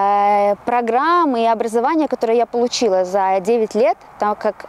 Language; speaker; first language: Russian; native; Russian